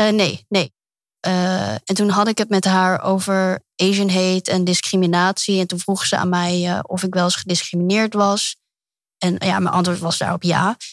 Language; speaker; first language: Dutch; early bilingual, other home language; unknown